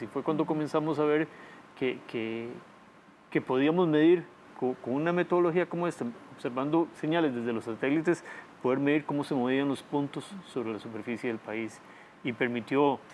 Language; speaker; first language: Spanish; native; Spanish